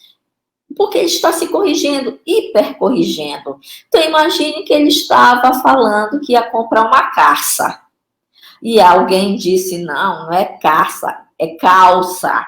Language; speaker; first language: Portuguese; native; Portuguese